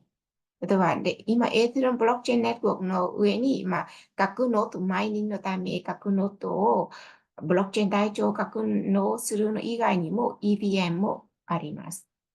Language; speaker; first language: Japanese; non-native, fluent; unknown